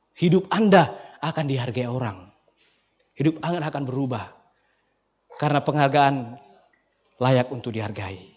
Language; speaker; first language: Indonesian; non-native, local second language; Buginese